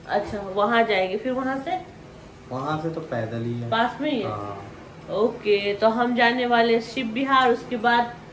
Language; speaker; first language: Hindi; non-native, local second language; Bangla